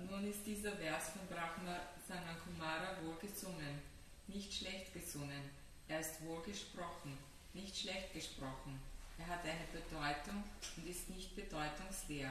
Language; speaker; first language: German; native; German